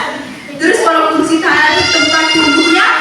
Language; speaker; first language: Indonesian; native; Indonesian